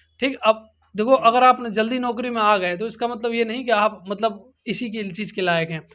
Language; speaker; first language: Hindi; native; Hindi